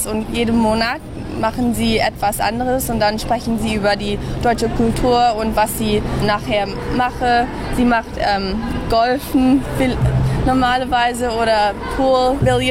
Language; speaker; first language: German; early bilingual, heritage; English